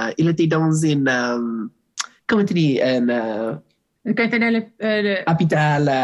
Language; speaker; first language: French; non-native, learner; English